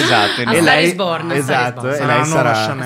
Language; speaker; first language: Italian; native; Italian